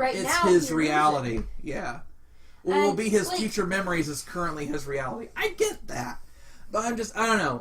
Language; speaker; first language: English; native; English